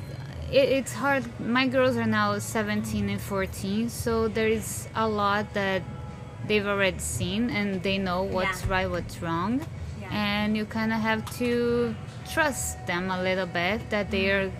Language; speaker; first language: English; non-native, fluent; Portuguese